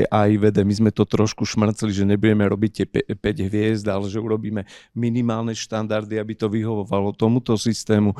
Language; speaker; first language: Slovak; native; Slovak